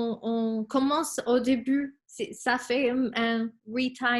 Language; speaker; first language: French; non-native, fluent; Spanish